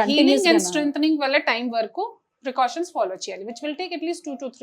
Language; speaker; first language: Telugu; non-native, fluent; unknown